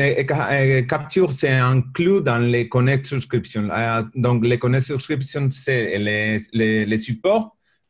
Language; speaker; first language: French; non-native, learner; Spanish